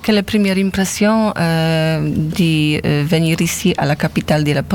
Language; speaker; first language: French; non-native, learner; Polish